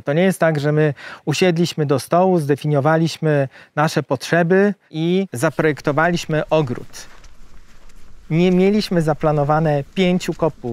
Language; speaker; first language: Polish; native; Polish